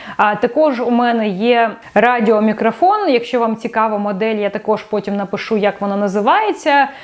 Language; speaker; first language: Ukrainian; non-native, local second language; Russian